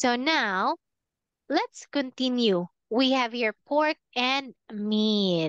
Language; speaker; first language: English; non-native, fluent; Filipino